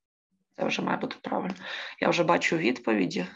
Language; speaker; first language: Ukrainian; native; Ukrainian